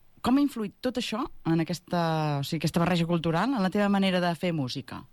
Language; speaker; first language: Catalan; native; Catalan